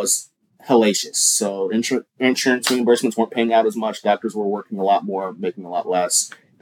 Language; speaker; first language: English; native; English